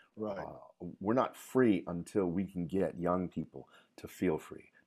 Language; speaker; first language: English; native; English